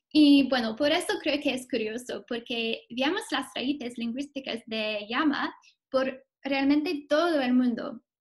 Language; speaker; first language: Spanish; non-native, fluent; English